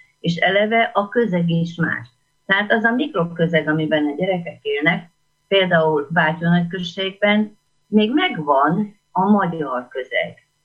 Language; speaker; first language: Hungarian; native; Hungarian